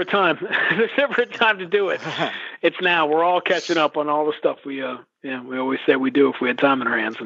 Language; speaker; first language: English; native; English